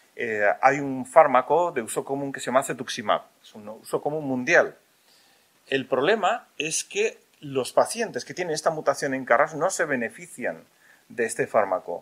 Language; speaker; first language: Spanish; native; Spanish